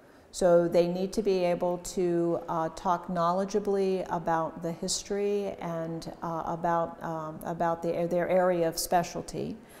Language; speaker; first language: English; native; English